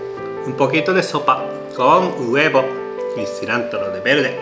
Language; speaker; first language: Spanish; non-native, fluent; Japanese